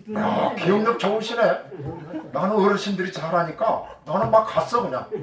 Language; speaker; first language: Korean; native; Korean